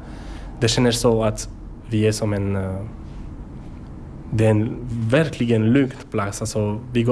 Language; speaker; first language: Swedish; non-native, learner; French